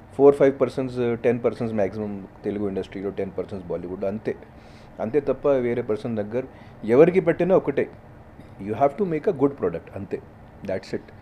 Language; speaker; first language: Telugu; non-native, local second language; Hindi